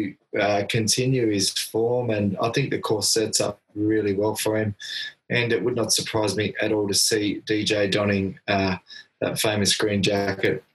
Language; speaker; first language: English; native; English